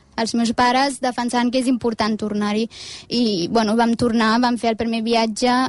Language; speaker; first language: Catalan; early bilingual, other home language; Amharic